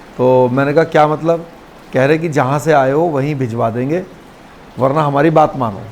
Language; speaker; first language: Hindi; native; Hindi